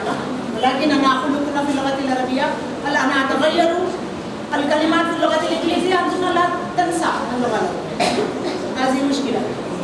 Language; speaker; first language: Arabic; non-native, learner; Urdu